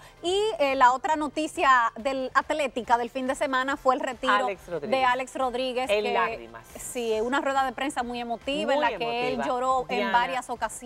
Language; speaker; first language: Spanish; native; Spanish